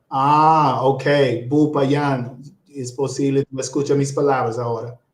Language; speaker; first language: Spanish; non-native, learner; English